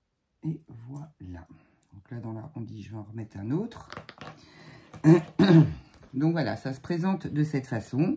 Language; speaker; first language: French; native; French